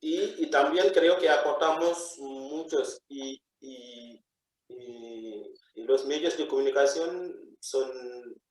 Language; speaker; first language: Spanish; non-native, fluent; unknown